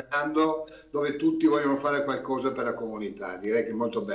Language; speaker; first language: Italian; native; Italian